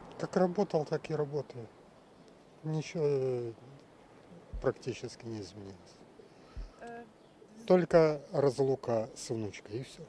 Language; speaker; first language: Ukrainian; non-native, local second language; Russian